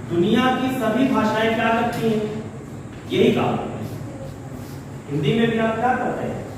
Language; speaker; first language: Hindi; native; Hindi